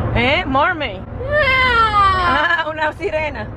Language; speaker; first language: Spanish; native; Spanish